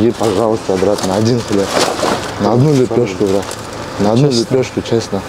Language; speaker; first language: Russian; non-native, fluent; Kyrgyz